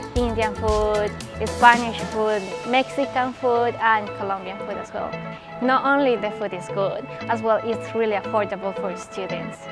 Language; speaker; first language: English; non-native, fluent; Spanish